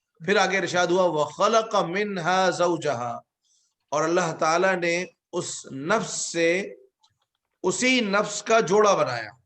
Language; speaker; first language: Urdu; native; Urdu